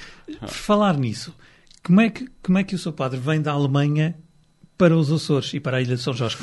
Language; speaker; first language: Portuguese; native; Portuguese